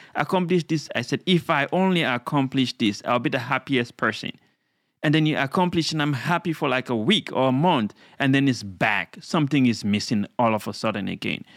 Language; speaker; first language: English; non-native, local second language; Krio